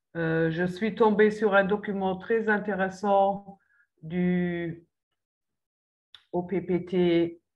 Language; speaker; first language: French; non-native, local second language; Luxembourgish